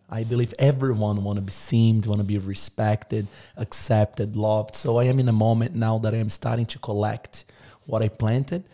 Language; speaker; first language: English; non-native, fluent; Portuguese